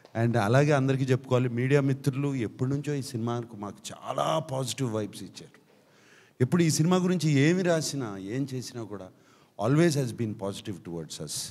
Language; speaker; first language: Telugu; native; Telugu